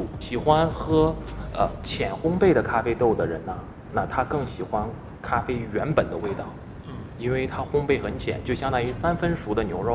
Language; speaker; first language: Chinese; native; Chinese